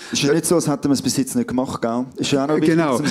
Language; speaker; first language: German; native; German